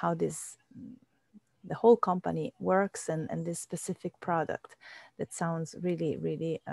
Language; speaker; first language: English; non-native, fluent; Italian